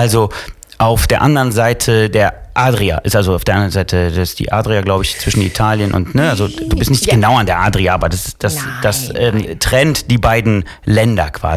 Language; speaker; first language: German; non-native, fluent; Italian